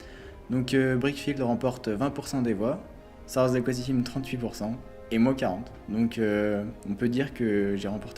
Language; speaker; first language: French; native; French